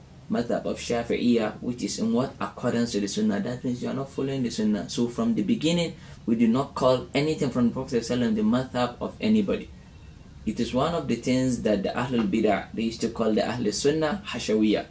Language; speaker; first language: English; non-native, local second language; Hausa